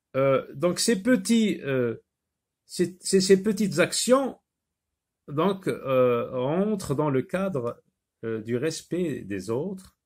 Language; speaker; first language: French; non-native, local second language; Arabic